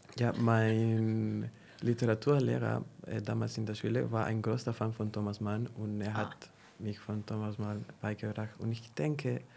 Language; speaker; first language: German; non-native, fluent; Spanish